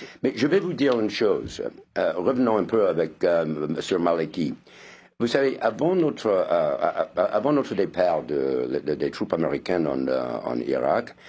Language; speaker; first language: French; non-native, fluent; English